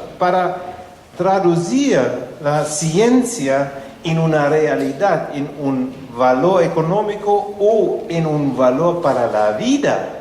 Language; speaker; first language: Spanish; non-native, fluent; German